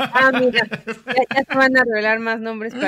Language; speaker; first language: Spanish; native; Spanish